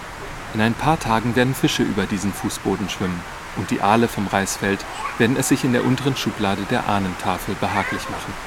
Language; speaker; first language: German; native; German